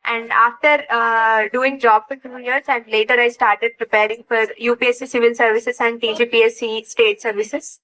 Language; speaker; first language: English; non-native, local second language; Telugu